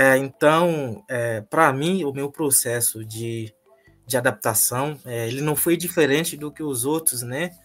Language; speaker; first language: Portuguese; non-native, fluent; Haitian Creole